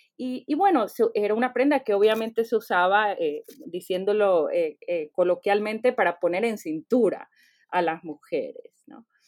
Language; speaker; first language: Spanish; native; Spanish